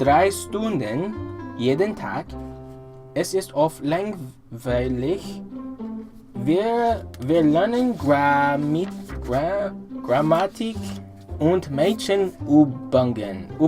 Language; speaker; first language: German; non-native, learner; English